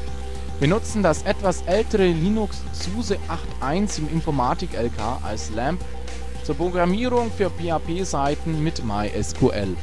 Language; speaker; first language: German; native; German